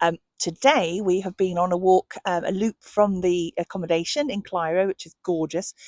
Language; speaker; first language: English; native; English